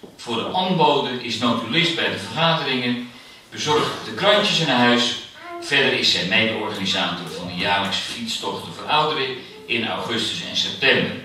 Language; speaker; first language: Dutch; native; Dutch